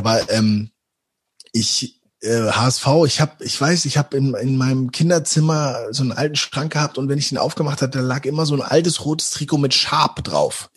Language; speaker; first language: German; native; German